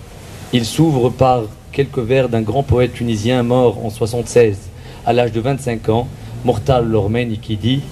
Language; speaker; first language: French; non-native, local second language; Arabic